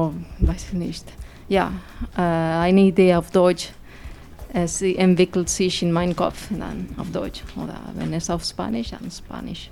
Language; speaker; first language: German; non-native, fluent; Spanish